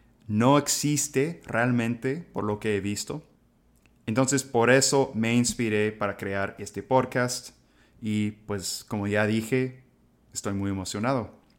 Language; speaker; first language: Spanish; non-native, fluent; English